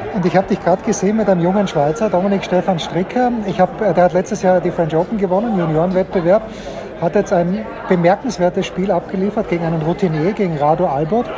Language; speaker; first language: German; native; German